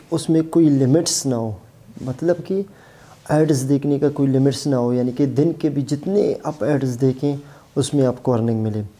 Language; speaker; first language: Urdu; non-native, local second language; Baluchi